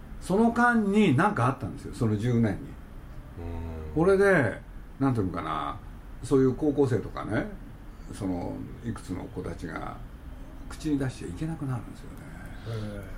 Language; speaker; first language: Japanese; native; Japanese